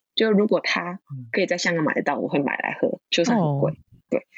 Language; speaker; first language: Chinese; non-native, local second language; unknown